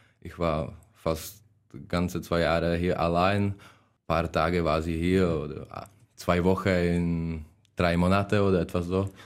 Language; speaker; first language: German; non-native, learner; Czech